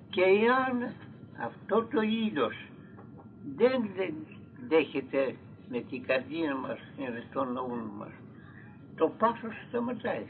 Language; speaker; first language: Greek; non-native, fluent; Russian